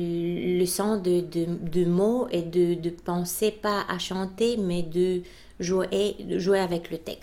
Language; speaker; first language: French; non-native, fluent; Bulgarian